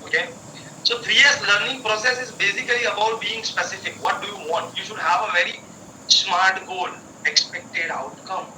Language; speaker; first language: English; non-native, local second language; Gujarati